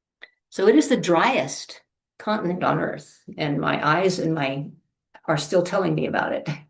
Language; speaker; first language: English; native; English